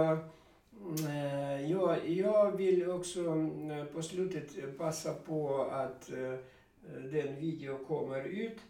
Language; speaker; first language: Swedish; non-native, fluent; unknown